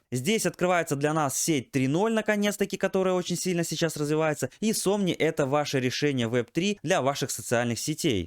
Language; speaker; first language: Russian; native; Russian